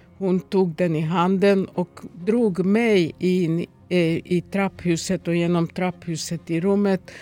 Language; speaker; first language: Swedish; non-native, fluent; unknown